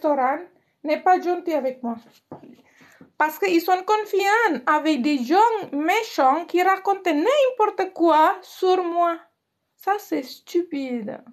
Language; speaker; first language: French; non-native, learner; Indonesian